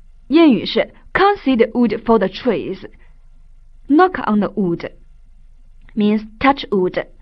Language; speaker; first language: English; non-native, fluent; Chinese